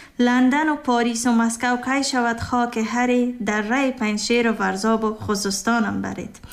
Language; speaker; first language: Persian; native; Persian